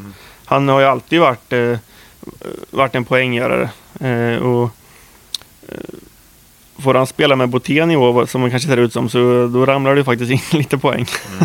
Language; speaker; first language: Swedish; native; Swedish